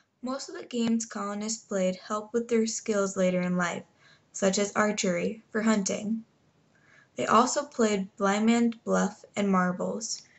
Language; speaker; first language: English; native; English